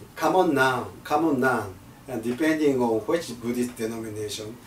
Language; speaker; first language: English; non-native, fluent; Japanese